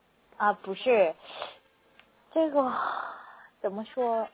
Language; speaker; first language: Chinese; non-native, learner; Korean